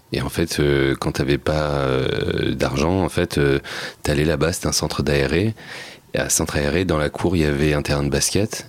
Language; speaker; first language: French; native; French